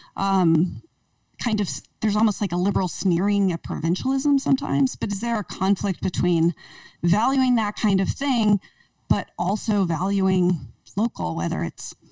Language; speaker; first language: English; native; English